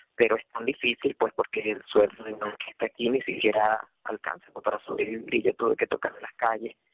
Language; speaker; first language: Spanish; native; Spanish